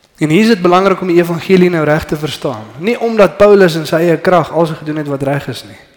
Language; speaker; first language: Afrikaans; native; Afrikaans